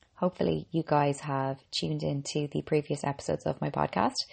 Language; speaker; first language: English; native; English